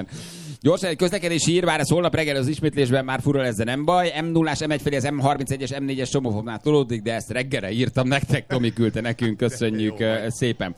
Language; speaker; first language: Hungarian; native; Hungarian